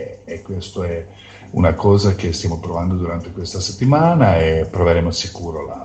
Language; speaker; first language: Italian; non-native, fluent; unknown